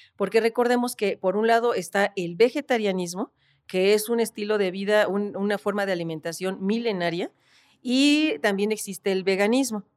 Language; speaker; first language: Spanish; native; Spanish